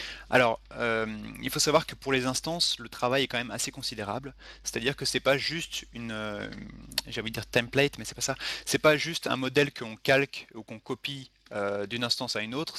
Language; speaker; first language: French; native; French